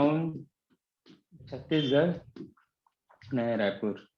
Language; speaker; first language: English; non-native, learner; Hindi